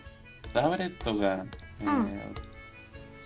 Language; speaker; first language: Japanese; non-native, learner; Spanish